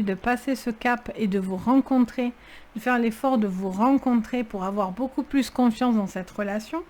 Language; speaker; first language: French; native; French